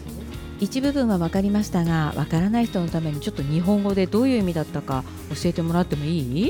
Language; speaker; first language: Japanese; native; Japanese